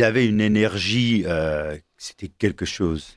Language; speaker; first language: French; non-native, fluent; Portuguese